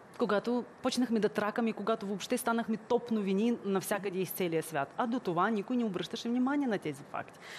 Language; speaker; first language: Bulgarian; early bilingual, heritage; Bulgarian